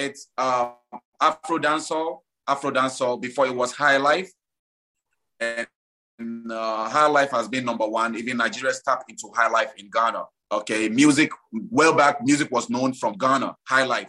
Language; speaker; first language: English; non-native, local second language; Ewe